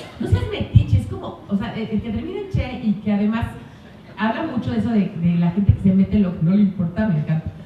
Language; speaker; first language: Spanish; native; Spanish